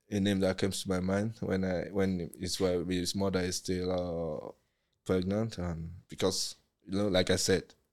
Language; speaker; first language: English; non-native, local second language; Yoruba